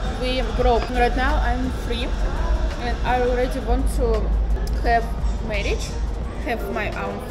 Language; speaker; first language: English; non-native, learner; Russian